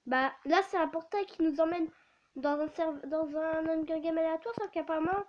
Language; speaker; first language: French; native; French